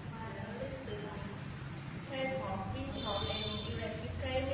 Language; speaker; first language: English; non-native, learner; Vietnamese